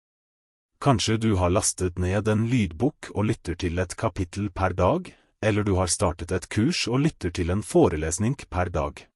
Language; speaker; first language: Norwegian; non-native, fluent; Russian